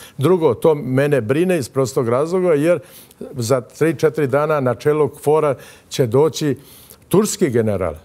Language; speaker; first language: Bosnian; non-native, local second language; Albanian